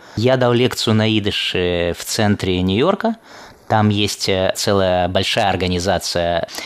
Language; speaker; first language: Russian; native; Russian